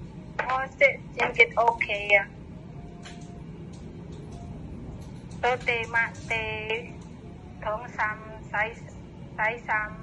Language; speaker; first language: Cantonese; non-native, learner; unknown